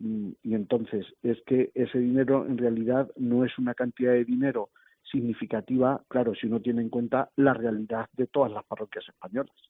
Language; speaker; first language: Spanish; native; Spanish